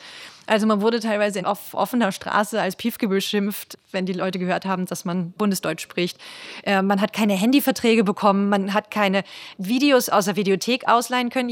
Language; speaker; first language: German; native; German